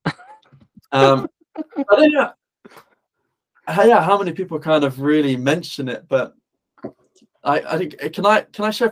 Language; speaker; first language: English; native; English